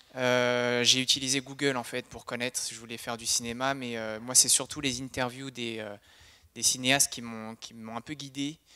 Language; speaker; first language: French; native; French